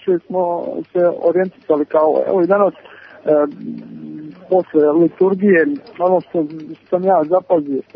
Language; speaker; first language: Serbian; native; Serbian